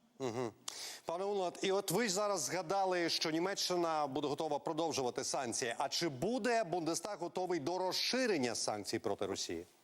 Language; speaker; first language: Ukrainian; native; Ukrainian